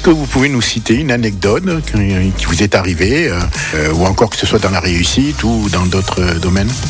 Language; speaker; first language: French; native; French